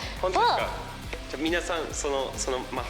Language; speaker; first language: Japanese; non-native, fluent; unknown